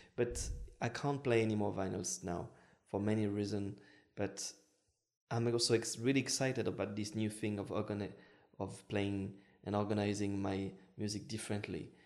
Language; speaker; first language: English; non-native, fluent; French